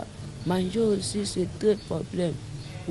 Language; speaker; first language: French; non-native, local second language; Lingala